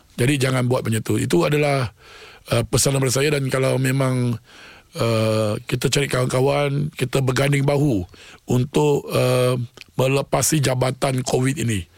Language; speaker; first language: Malay; non-native, local second language; Tamil